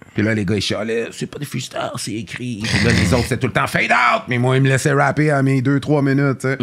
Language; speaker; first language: French; native; French